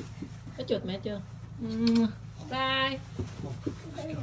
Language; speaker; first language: Vietnamese; early bilingual, heritage; Vietnamese